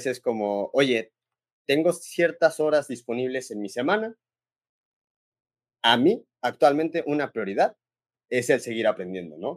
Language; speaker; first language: Spanish; native; Spanish